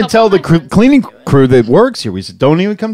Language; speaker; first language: English; native; English